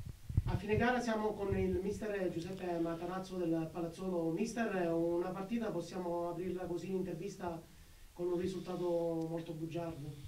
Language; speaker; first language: Italian; native; Italian